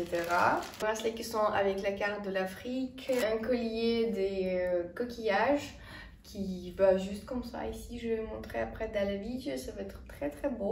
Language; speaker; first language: French; non-native, fluent; Estonian